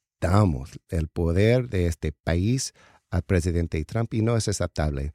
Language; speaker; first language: Spanish; non-native, learner; English